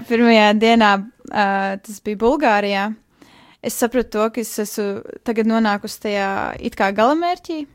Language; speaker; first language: Latvian; native; Latvian